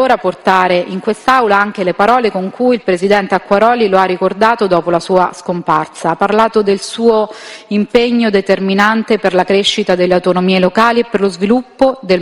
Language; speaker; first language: Italian; native; Italian